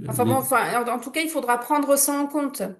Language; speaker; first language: French; native; French